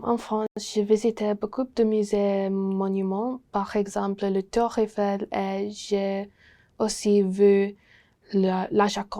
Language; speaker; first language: French; non-native, learner; English